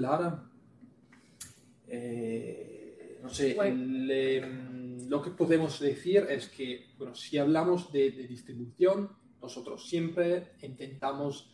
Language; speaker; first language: Spanish; non-native, fluent; Italian